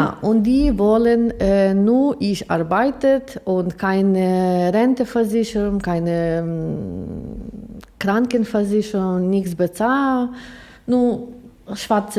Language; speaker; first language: German; non-native, learner; Ukrainian